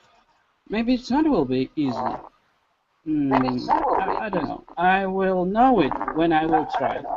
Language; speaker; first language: English; non-native, learner; Russian